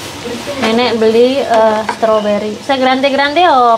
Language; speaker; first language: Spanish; non-native, learner; Indonesian